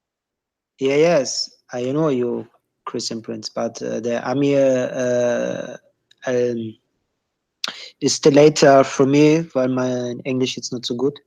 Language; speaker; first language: English; non-native, learner; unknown